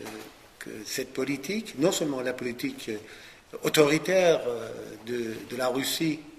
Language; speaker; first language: French; non-native, fluent; Persian